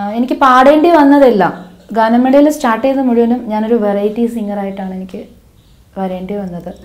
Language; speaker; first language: Malayalam; non-native, local second language; Hindi